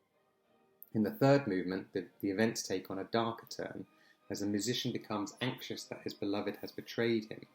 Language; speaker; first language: English; native; English